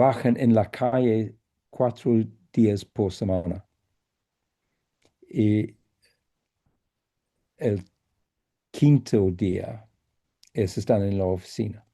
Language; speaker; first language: Spanish; non-native, fluent; English